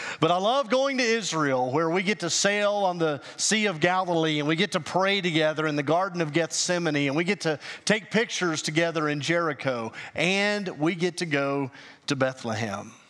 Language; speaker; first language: English; native; English